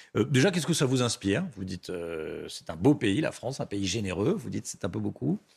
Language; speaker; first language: French; native; French